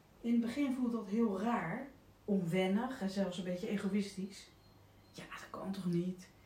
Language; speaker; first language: Dutch; native; Dutch